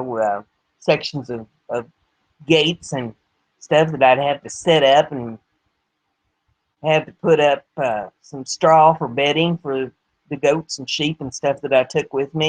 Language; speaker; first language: English; native; English